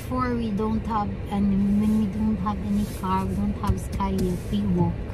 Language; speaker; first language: English; non-native, local second language; Filipino